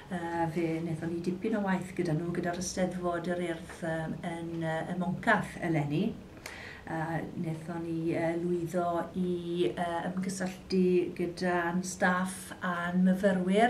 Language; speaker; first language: Welsh; native; Welsh